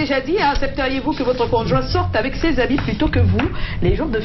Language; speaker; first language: French; native; French